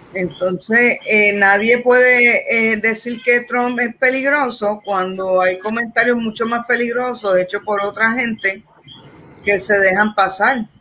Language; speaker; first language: Spanish; native; Spanish